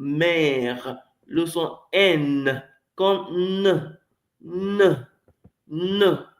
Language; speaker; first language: French; non-native, fluent; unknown